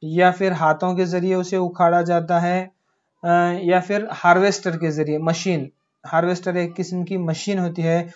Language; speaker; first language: Urdu; native; Urdu